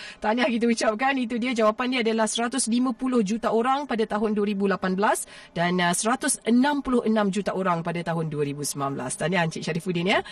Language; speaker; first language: Malay; native; Malay